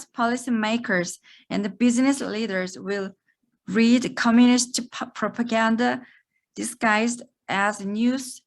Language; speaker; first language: English; non-native, fluent; Korean